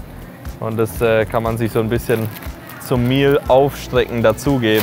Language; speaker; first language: German; native; German